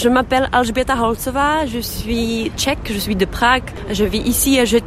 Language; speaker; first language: French; non-native, fluent; Czech